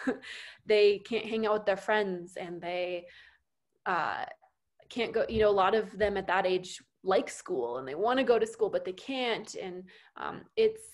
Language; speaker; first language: English; native; English